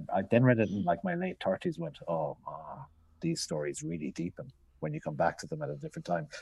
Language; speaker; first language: English; native; English